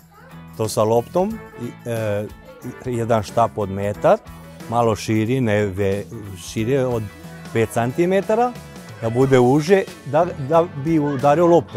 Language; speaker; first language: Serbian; non-native, local second language; Romanian